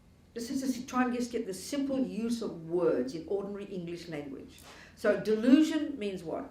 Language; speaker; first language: English; native; English